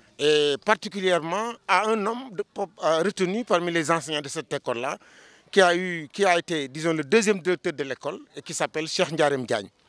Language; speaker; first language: French; non-native, local second language; Wolof